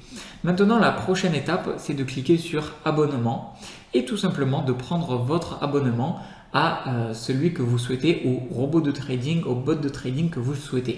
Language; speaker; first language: French; native; French